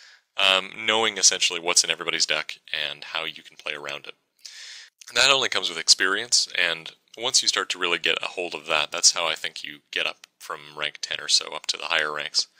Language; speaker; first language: English; native; English